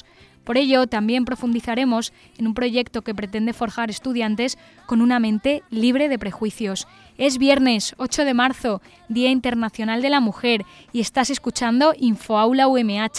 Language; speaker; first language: Spanish; native; Spanish